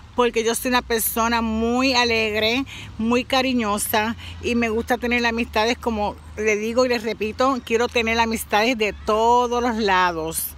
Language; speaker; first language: Spanish; native; Spanish